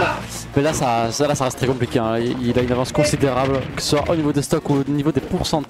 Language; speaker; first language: French; native; French